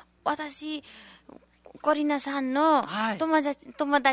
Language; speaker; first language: Japanese; non-native, learner; Nepali